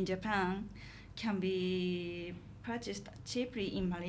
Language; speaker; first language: English; non-native, learner; Japanese